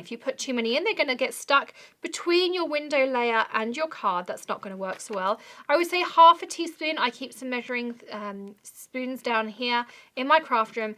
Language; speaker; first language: English; native; English